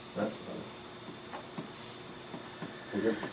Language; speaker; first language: English; native; English